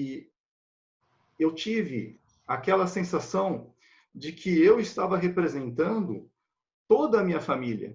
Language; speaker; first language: Portuguese; native; Portuguese